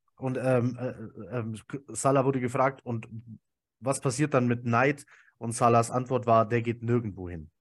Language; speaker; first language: German; native; German